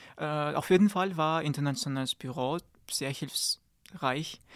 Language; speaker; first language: German; non-native, learner; Kazakh